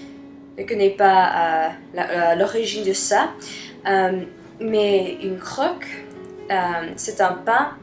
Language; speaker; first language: French; non-native, learner; English